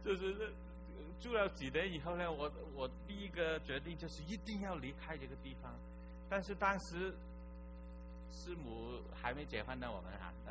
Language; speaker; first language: Chinese; non-native, local second language; Cantonese